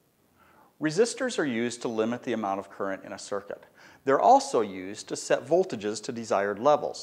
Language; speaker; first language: English; native; English